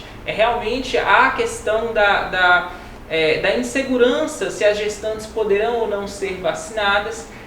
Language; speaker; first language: Portuguese; native; Portuguese